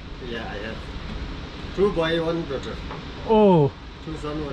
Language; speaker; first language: English; non-native, learner; Sherpa